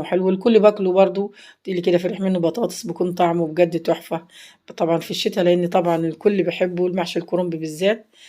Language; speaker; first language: Arabic; native; Arabic